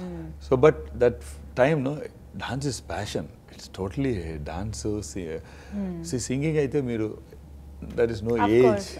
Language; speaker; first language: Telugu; non-native, fluent; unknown